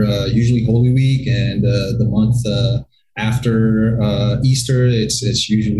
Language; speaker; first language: English; non-native, local second language; Hiligaynon